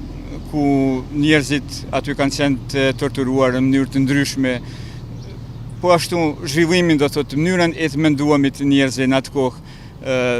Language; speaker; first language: Albanian; native; Albanian